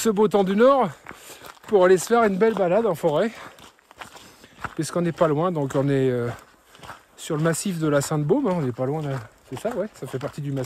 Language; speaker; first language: French; native; French